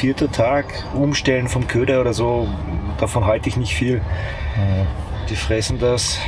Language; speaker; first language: German; native; German